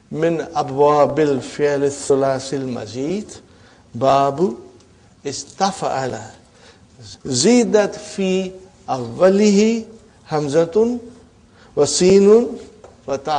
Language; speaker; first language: Arabic; non-native, fluent; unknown